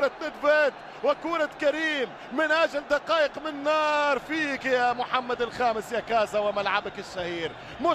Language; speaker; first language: Arabic; native; Arabic